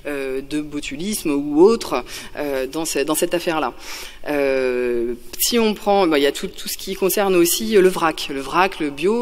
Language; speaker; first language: French; native; French